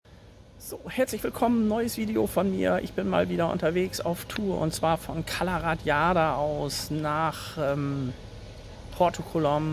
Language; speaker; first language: German; native; German